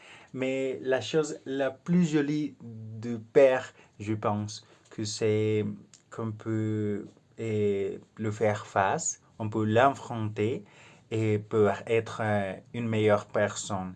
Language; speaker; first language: French; non-native, learner; Spanish